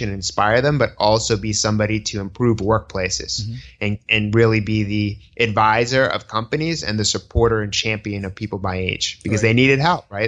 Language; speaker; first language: English; native; English